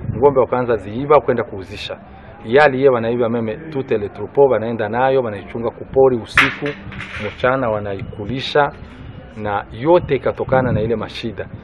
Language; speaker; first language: Swahili; non-native, local second language; Kinyarwanda